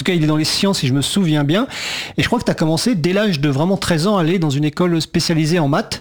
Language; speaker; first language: French; native; French